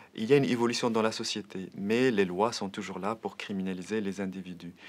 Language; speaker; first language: French; non-native, local second language; Arabic